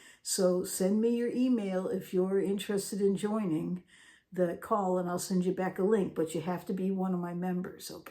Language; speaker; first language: English; native; English